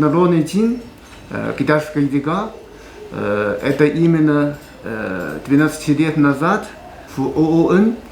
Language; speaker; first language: Russian; non-native, learner; Chinese